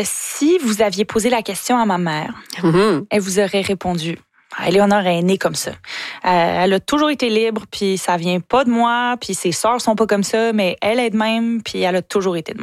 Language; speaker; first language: French; native; French